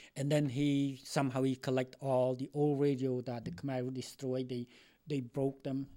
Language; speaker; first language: English; non-native, fluent; Khmer